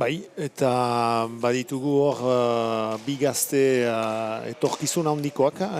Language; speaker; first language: Basque; native; Basque